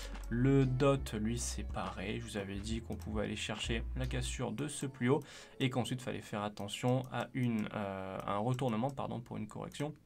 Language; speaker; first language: French; native; French